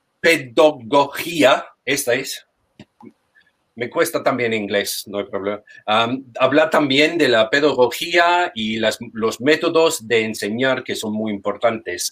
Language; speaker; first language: Spanish; non-native, fluent; English